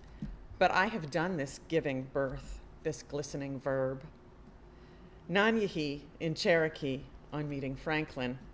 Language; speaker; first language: English; native; English